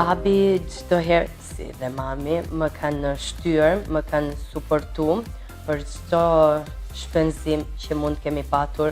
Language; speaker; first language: Albanian; early bilingual, heritage; Albanian